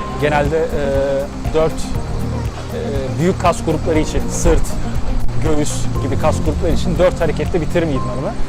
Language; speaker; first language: Turkish; native; Turkish